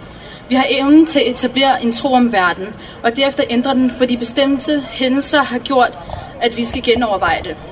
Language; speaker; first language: Danish; native; Danish